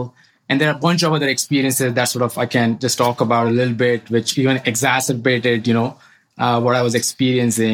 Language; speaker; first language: English; non-native, local second language; Hindi